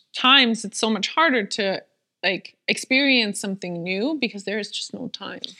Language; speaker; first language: English; non-native, fluent; German